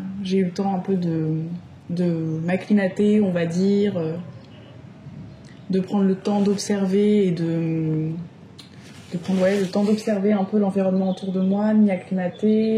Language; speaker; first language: French; native; French